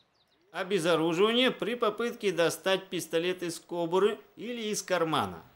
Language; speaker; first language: Russian; native; Russian